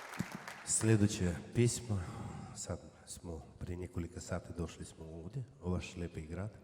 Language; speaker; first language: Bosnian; non-native, learner; Russian